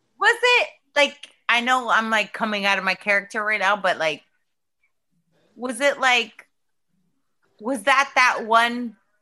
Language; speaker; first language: English; early bilingual, other home language; Spanish